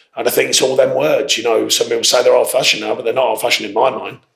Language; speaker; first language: English; native; English